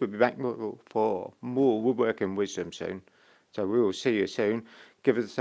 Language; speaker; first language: English; native; English